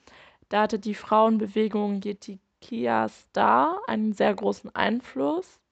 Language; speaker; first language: German; native; German